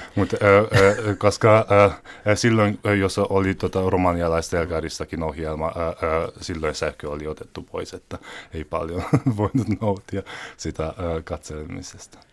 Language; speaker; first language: Finnish; non-native, fluent; Hungarian